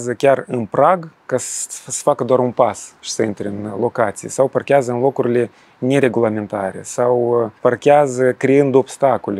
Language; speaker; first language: Romanian; native; Romanian